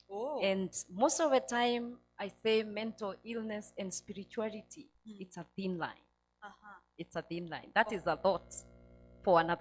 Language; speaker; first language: English; non-native, local second language; Swahili